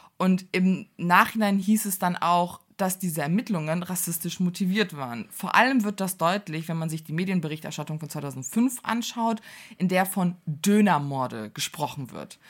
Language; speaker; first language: German; early bilingual, other home language; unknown